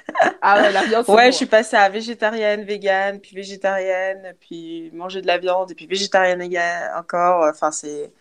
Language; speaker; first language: French; native; French